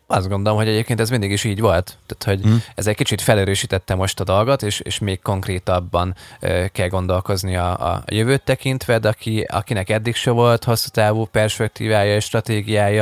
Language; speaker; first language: Hungarian; native; Hungarian